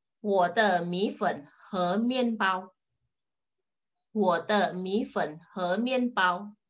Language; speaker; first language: Chinese; non-native, local second language; Malay